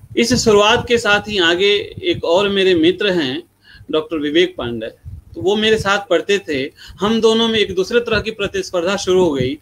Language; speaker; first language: Hindi; non-native, local second language; Bhojpuri